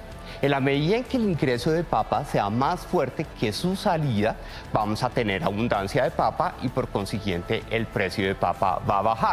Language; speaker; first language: Spanish; native; Spanish